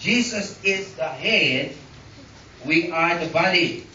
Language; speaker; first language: English; non-native, local second language; Filipino